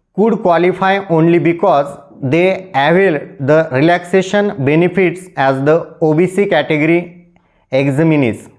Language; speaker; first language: English; non-native, local second language; Marathi